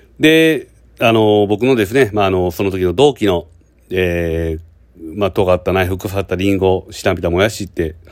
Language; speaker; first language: Japanese; native; Japanese